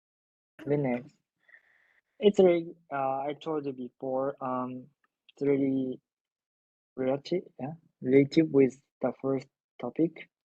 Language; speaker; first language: English; non-native, learner; Japanese